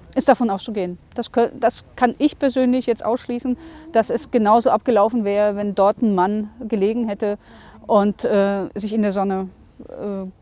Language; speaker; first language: German; native; German